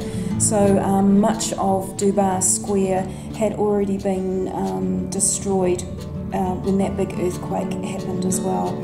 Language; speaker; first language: English; native; English